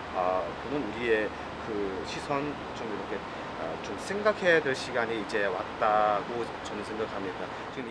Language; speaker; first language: Korean; non-native, learner; Mongolian